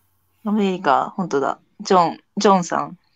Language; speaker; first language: Japanese; native; Japanese